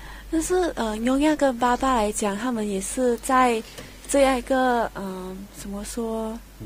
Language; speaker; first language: Chinese; native; Chinese